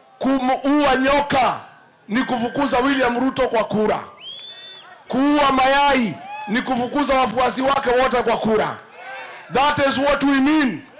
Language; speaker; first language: Swahili; non-native, local second language; Kikuyu